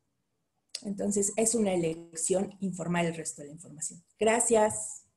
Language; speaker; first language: Spanish; native; Spanish